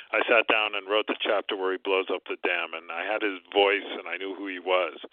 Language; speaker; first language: English; native; English